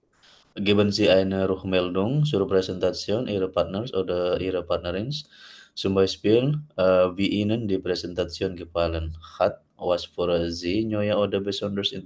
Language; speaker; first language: German; non-native, learner; Indonesian